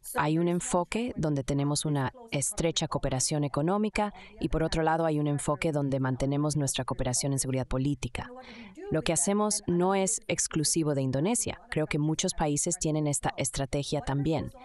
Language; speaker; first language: Spanish; non-native, fluent; Indonesian